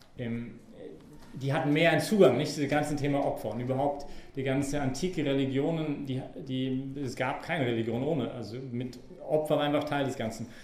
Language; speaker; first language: German; non-native, fluent; English